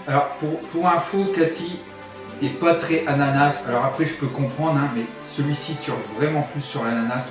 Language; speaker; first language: French; native; French